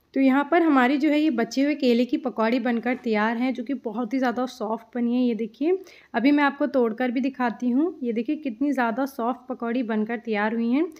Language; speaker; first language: Hindi; native; Hindi